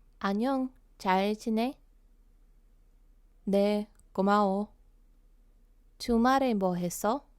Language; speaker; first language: Korean; non-native, fluent; English